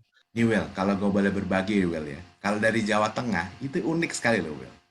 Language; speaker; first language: Indonesian; native; Indonesian